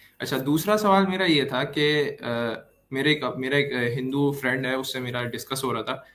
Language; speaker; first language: Urdu; native; Urdu